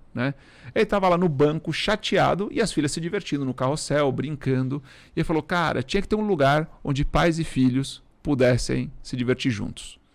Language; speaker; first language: Portuguese; early bilingual, other home language; Spanish